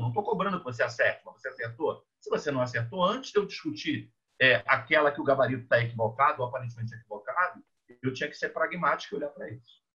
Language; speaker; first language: Portuguese; native; Portuguese